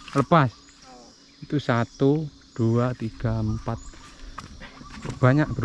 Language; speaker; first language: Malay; non-native, local second language; Javanese